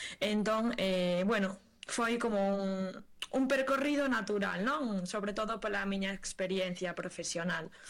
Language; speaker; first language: Galician; native; Galician